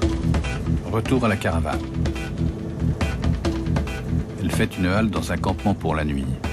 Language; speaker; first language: French; native; French